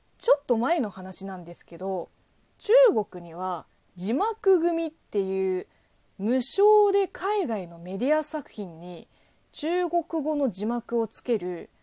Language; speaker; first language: Japanese; non-native, fluent; Chinese